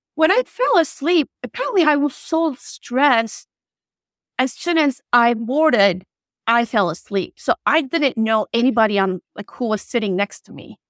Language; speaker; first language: English; non-native, fluent; Turkish